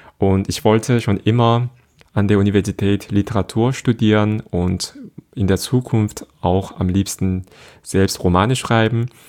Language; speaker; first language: German; non-native, fluent; Korean